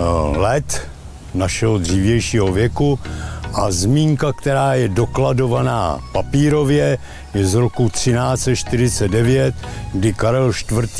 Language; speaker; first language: Czech; native; Czech